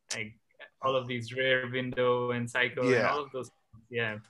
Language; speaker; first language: English; non-native, local second language; Gujarati